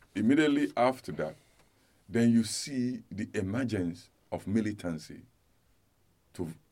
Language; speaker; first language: English; non-native, local second language; Yoruba